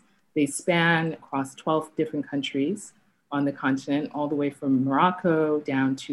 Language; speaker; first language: English; non-native, local second language; Yoruba